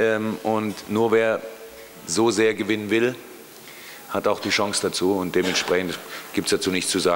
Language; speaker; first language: German; native; German